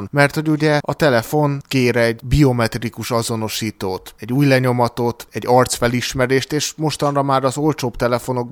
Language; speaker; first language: Hungarian; native; Hungarian